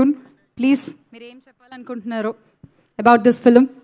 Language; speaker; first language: Telugu; native; Telugu